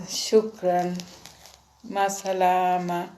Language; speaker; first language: Arabic; non-native, learner; Sinhala